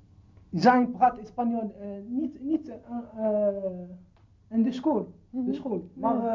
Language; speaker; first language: Dutch; non-native, learner; Arabic